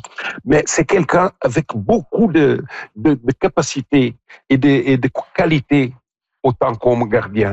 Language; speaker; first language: French; non-native, local second language; Portuguese